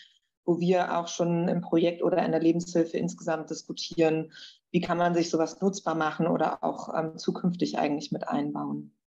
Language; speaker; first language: German; native; German